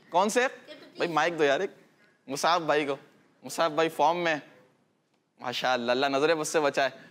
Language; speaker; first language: Urdu; native; Urdu